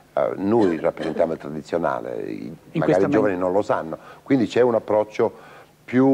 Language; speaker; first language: Italian; native; Italian